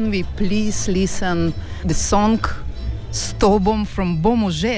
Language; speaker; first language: English; non-native, fluent; Russian